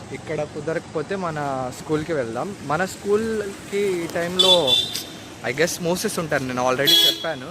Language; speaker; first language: Telugu; non-native, local second language; Urdu